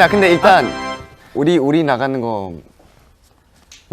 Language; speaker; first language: Korean; non-native, fluent; English